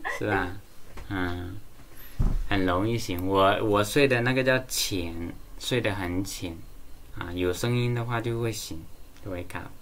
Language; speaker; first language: Chinese; native; Chinese